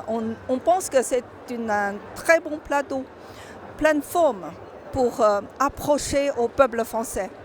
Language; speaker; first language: French; non-native, fluent; Chinese